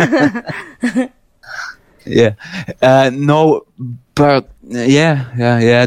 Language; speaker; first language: English; non-native, fluent; German